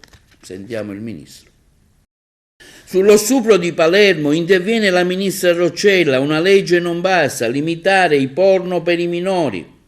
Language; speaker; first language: Italian; native; Italian